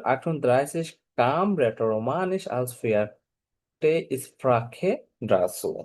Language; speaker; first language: German; non-native, fluent; Bangla